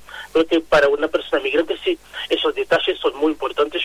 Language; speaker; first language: Spanish; non-native, fluent; Haitian Creole